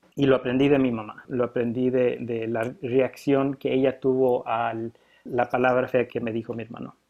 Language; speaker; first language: Spanish; early bilingual, heritage; Spanish